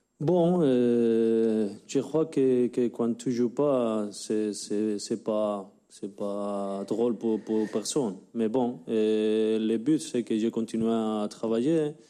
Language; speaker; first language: French; non-native, learner; Spanish